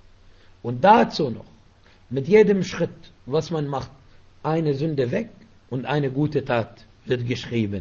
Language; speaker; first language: German; non-native, fluent; Arabic